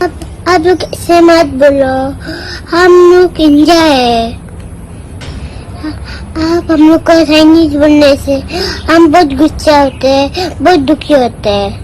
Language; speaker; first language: Hindi; non-native, local second language; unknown